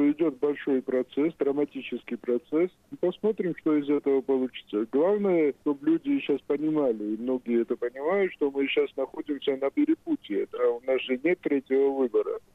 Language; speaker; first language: Russian; non-native, local second language; Georgian